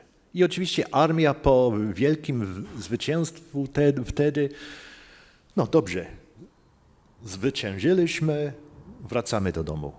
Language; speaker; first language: Polish; non-native, fluent; English